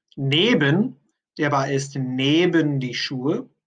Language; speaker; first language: German; non-native, fluent; English